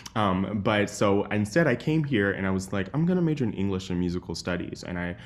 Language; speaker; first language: English; native; English